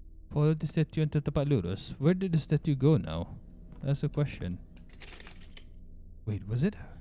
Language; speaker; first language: English; non-native, local second language; Malay